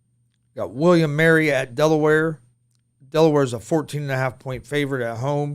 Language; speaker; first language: English; native; English